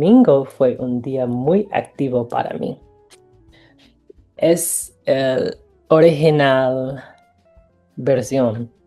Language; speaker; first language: Spanish; non-native, learner; English